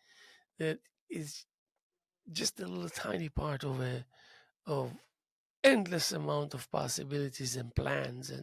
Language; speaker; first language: English; non-native, fluent; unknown